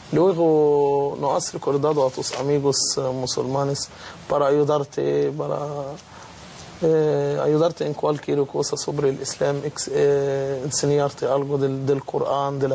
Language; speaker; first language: Spanish; non-native, learner; Arabic